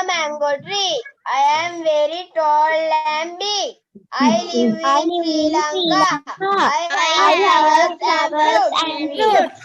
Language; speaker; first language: English; non-native, learner; Sinhala